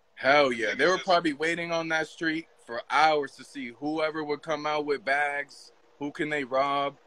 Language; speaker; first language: English; native; English